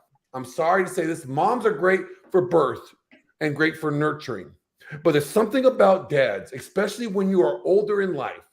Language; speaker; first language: English; native; English